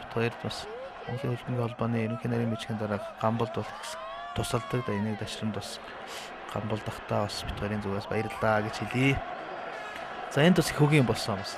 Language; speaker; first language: Mongolian; native; Mongolian